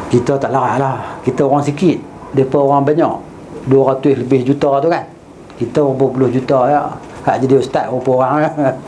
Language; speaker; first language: Malay; native; Malay